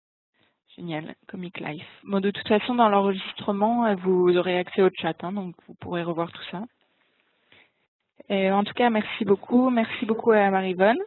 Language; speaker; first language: French; native; French